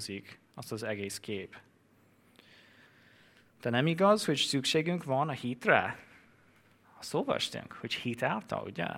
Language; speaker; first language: Hungarian; non-native, fluent; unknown